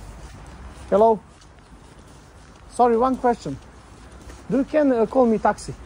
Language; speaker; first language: English; non-native, learner; Serbian